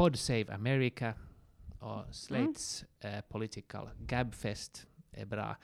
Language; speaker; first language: Swedish; non-native, local second language; Finnish